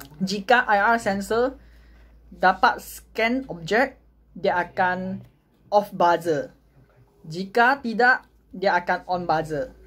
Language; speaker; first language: Malay; non-native, local second language; Chinese